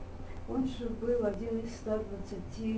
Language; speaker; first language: Russian; native; Russian